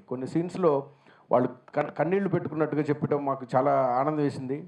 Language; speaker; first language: Telugu; native; Telugu